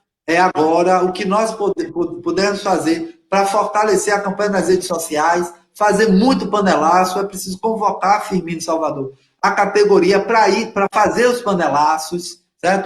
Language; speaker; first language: Portuguese; native; Portuguese